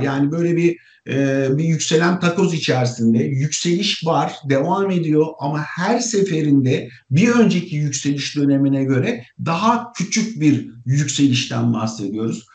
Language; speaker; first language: Turkish; native; Turkish